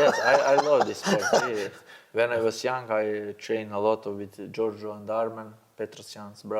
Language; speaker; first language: English; non-native, learner; Slovenian